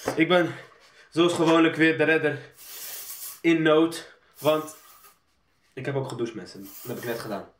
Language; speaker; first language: Dutch; early bilingual, other home language; Arabic